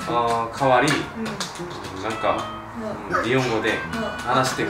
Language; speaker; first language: Japanese; non-native, learner; Korean